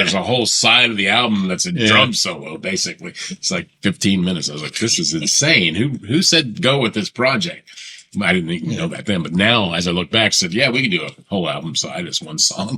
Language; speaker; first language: English; native; English